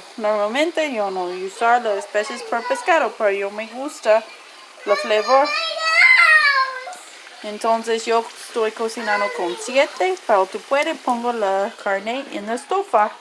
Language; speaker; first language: Spanish; non-native, learner; English